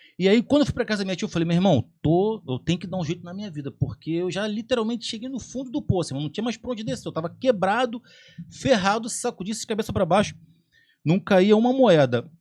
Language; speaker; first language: Portuguese; native; Portuguese